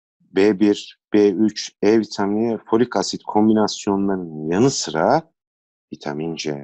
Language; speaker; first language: Turkish; native; Turkish